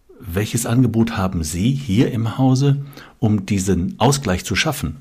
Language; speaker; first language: German; native; German